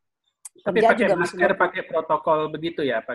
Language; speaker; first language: Indonesian; native; Indonesian